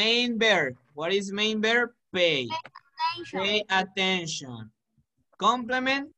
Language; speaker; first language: English; non-native, learner; Spanish